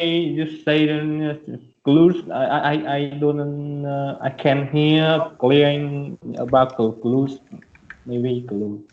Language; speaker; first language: English; non-native, learner; Vietnamese